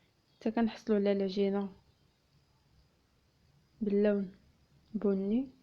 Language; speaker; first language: Arabic; native; Arabic